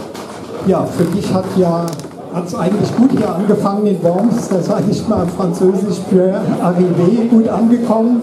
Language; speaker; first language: German; native; German